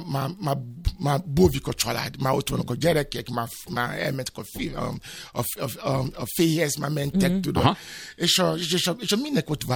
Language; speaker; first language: Hungarian; non-native, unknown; Yoruba